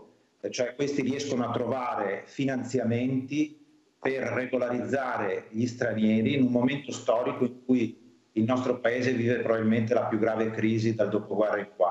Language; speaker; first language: Italian; native; Italian